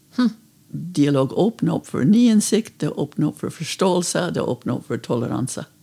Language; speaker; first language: Norwegian; non-native, fluent; English